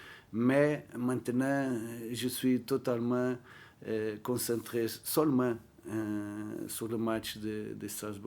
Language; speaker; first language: French; non-native, learner; Portuguese